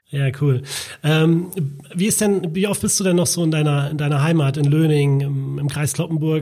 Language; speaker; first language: German; native; German